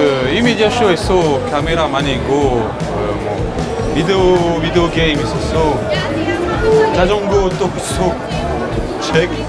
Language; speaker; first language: Korean; non-native, learner; French